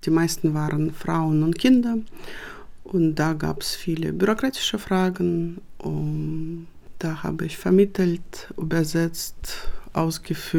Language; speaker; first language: German; non-native, fluent; Russian